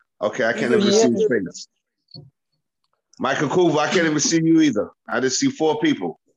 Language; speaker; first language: English; native; English